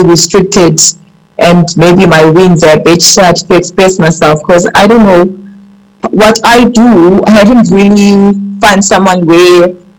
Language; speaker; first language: English; non-native, local second language; Xhosa